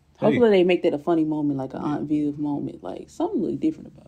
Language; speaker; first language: English; native; English